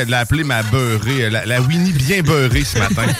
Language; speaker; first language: French; native; French